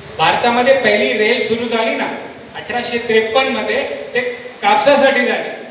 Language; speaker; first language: Marathi; non-native, local second language; Hindi